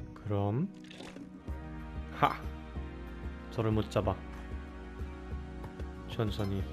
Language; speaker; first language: Korean; non-native, fluent; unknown